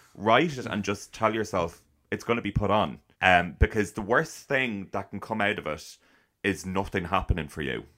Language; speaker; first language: English; native; English